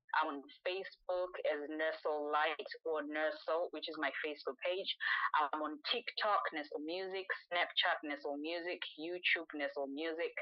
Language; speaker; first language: English; non-native, local second language; Shona